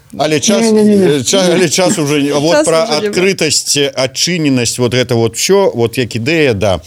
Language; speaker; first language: Belarusian; non-native, local second language; Russian